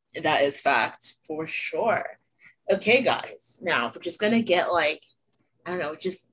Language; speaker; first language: English; native; English